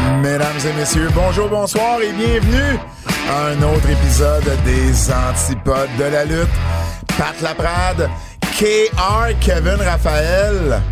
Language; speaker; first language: French; native; French